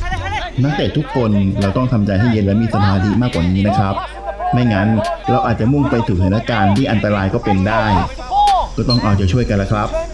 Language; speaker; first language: Thai; native; Thai